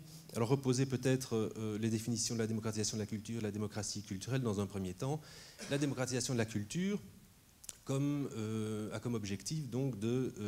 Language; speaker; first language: French; native; French